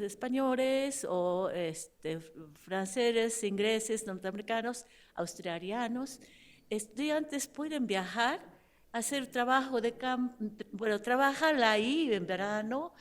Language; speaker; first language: Spanish; non-native, fluent; Japanese